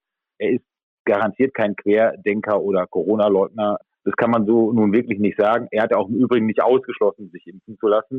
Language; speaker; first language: German; native; German